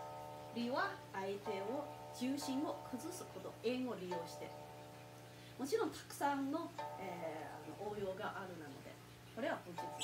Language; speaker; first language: Japanese; non-native, fluent; Chinese